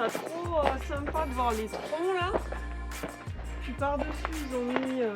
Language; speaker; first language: French; native; French